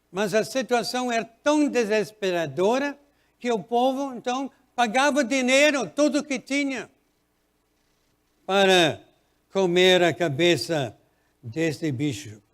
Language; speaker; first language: Portuguese; non-native, fluent; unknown